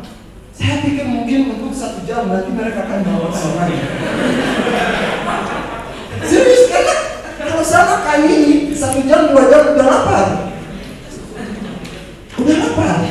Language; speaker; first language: Indonesian; non-native, fluent; Ganda